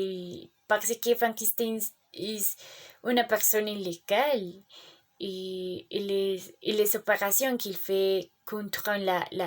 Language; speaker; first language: French; non-native, learner; Spanish